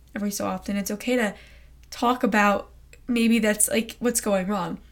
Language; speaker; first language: English; native; English